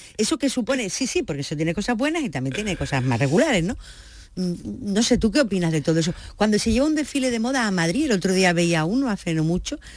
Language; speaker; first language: Spanish; native; Spanish